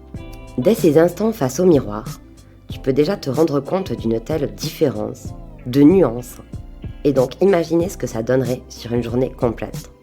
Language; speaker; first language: French; native; French